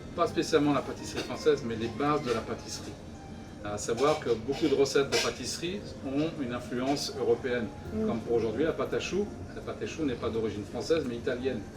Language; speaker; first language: French; native; French